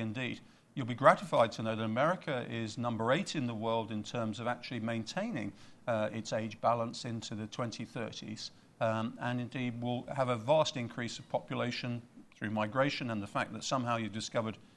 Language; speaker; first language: English; native; English